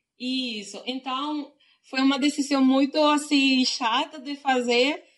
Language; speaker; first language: Portuguese; non-native, fluent; Spanish